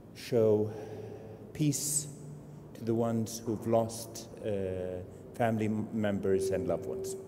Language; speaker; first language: English; non-native, fluent; Arabic